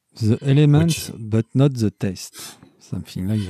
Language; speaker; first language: English; non-native, learner; French